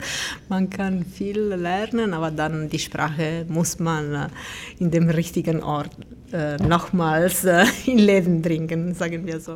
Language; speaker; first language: German; non-native, fluent; Italian